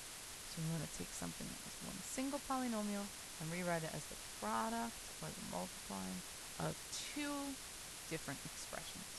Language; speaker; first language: English; native; English